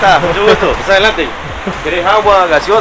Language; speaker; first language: Spanish; native; Spanish